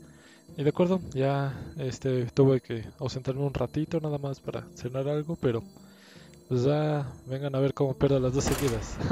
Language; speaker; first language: Spanish; native; Spanish